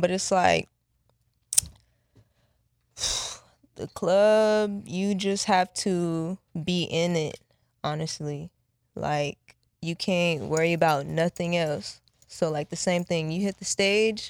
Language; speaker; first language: English; early bilingual, other home language; Japanese